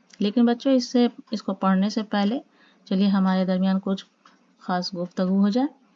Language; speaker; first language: Urdu; native; Urdu